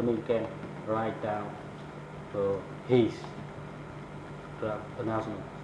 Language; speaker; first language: English; non-native, fluent; Vietnamese